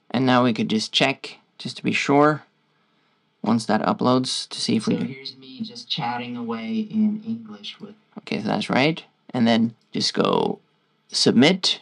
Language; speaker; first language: English; non-native, fluent; Norwegian